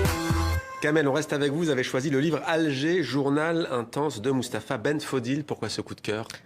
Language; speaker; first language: French; native; French